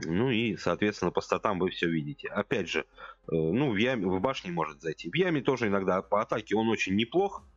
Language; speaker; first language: Russian; native; Russian